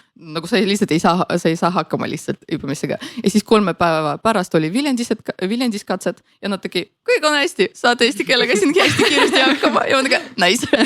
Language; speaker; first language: Estonian; non-native, local second language; Russian